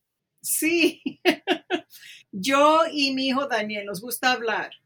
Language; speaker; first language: Spanish; early bilingual, heritage; Spanish